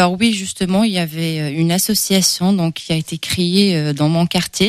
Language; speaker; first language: French; non-native, local second language; Arabic